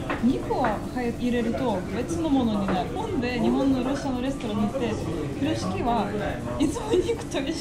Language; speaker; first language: Japanese; non-native, fluent; Russian